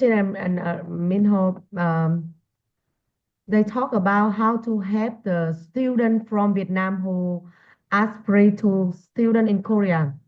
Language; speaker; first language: English; non-native, learner; Vietnamese